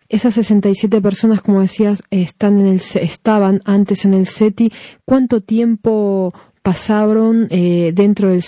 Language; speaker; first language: Spanish; native; Spanish